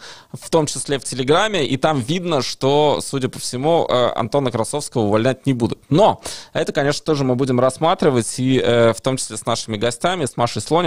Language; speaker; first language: Russian; native; Russian